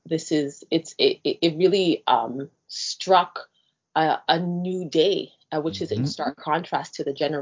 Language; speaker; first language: English; native; English